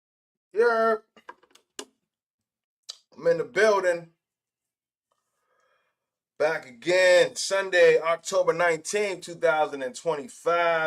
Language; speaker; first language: English; native; English